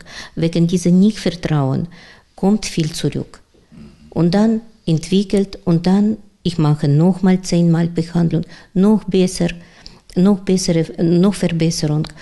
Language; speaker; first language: German; non-native, learner; Russian